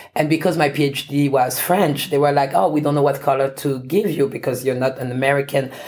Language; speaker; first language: English; non-native, fluent; French